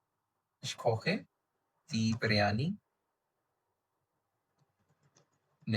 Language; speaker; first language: German; non-native, fluent; Urdu